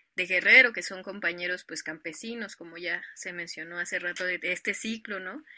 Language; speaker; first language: Spanish; native; Spanish